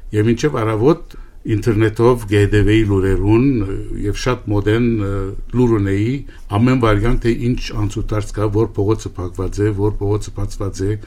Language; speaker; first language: Armenian; early bilingual, heritage; Armenian